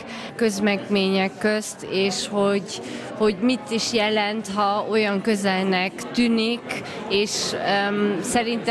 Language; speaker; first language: Hungarian; early bilingual, heritage; German